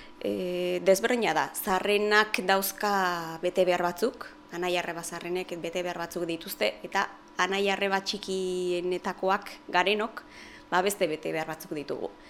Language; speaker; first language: Basque; native; Basque